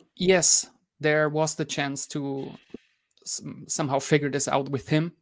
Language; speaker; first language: English; non-native, fluent; German